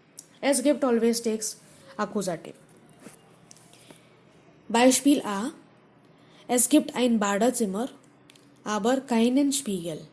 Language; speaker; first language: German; non-native, fluent; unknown